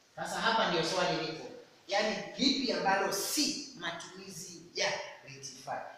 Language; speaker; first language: Swahili; non-native, local second language; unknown